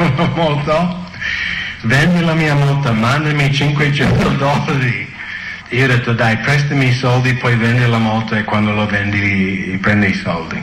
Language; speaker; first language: Italian; non-native, fluent; English